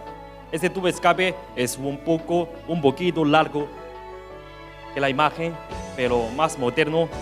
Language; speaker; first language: Spanish; non-native, learner; Chinese